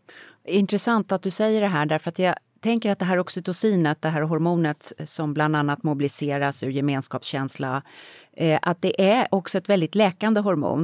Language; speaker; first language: Swedish; native; Swedish